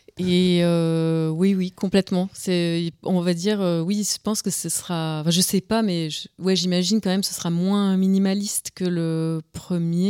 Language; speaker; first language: French; native; French